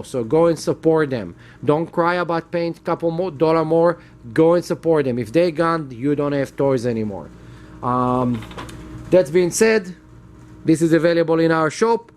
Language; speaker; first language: English; non-native, fluent; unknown